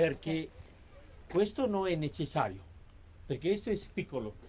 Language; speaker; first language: Italian; non-native, learner; Spanish